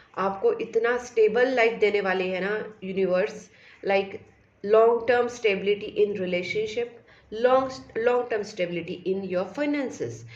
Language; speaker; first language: Hindi; non-native, local second language; Marathi